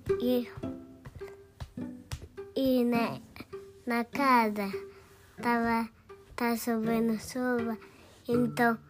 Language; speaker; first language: Portuguese; early bilingual, heritage; Portuguese